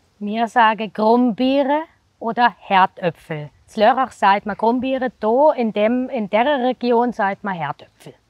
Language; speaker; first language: German; native; German